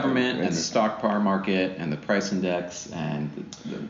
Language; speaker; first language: English; native; English